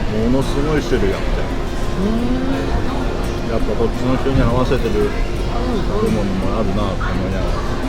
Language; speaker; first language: Japanese; native; Japanese